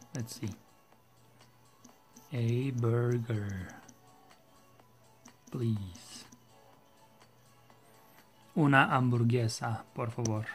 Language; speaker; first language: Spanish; non-native, learner; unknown